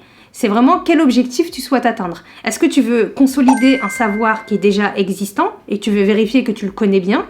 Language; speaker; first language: French; native; French